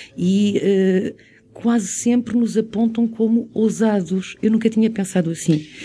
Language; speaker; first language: Portuguese; native; Portuguese